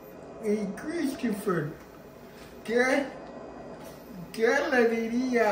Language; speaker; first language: Spanish; early bilingual, heritage; Spanish